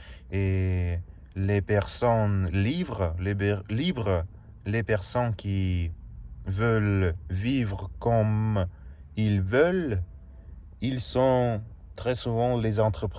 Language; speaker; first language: French; non-native, learner; Russian